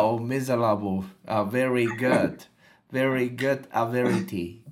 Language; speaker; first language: English; non-native, learner; Japanese